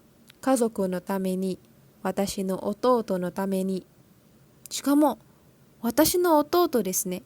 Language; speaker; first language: Japanese; non-native, learner; Malay